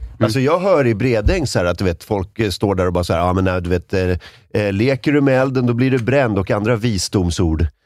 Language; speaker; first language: Swedish; native; Swedish